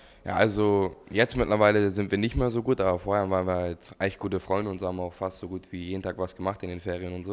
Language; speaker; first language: German; native; German